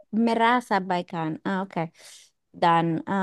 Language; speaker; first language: Indonesian; non-native, learner; English